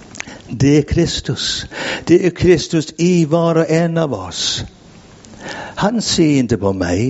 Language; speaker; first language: Swedish; non-native, fluent; English